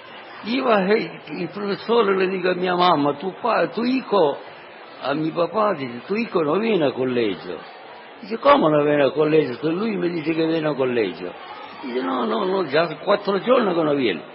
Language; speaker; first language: Italian; non-native, learner; Sicilian